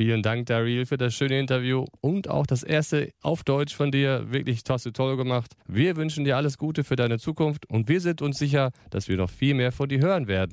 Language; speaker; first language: German; native; German